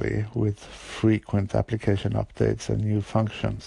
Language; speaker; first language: English; non-native, fluent; Norwegian